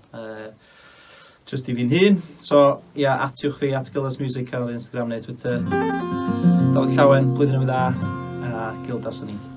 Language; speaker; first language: Welsh; native; Welsh